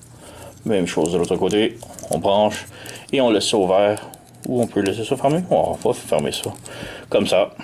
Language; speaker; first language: French; native; French